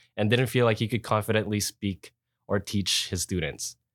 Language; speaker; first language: English; early bilingual, other home language; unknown